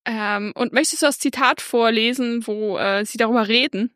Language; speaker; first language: German; native; German